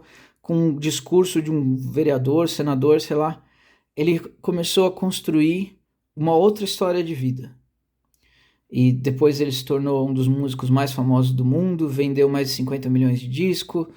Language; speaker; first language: Portuguese; native; Portuguese